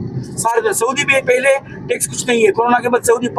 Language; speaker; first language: Hindi; non-native, learner; Baluchi